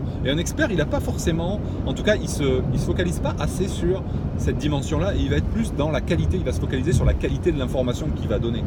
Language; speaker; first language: French; native; French